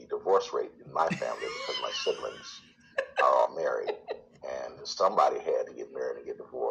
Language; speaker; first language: English; native; English